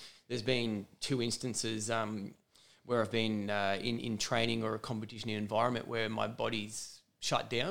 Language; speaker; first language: English; native; English